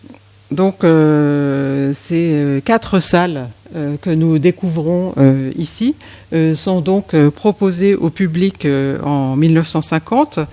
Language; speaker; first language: French; native; French